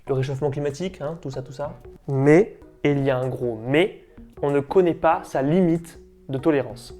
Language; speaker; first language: French; native; French